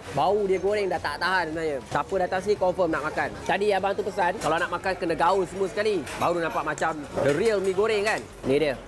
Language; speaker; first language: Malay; native; Malay